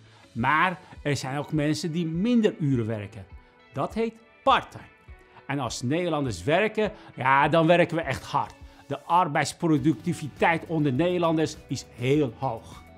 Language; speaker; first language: Dutch; non-native, fluent; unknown